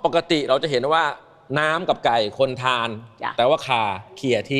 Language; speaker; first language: Thai; native; Thai